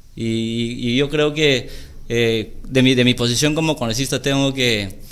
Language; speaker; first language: Spanish; native; Spanish